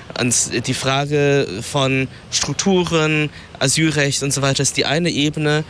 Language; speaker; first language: German; early bilingual, other home language; Vietnamese